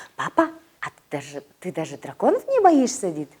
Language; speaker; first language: Russian; non-native, local second language; Kazakh